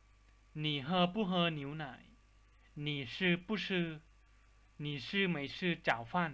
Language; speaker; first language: Chinese; non-native, fluent; Lao